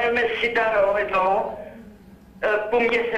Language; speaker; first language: Greek; non-native, learner; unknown